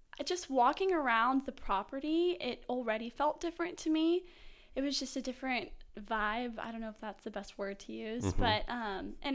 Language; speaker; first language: English; native; English